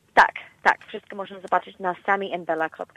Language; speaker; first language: Polish; early bilingual, heritage; Polish